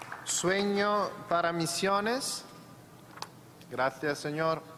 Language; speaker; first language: Spanish; non-native, fluent; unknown